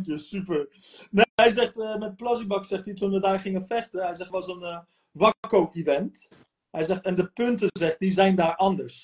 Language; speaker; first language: Dutch; early bilingual, other home language; Turkish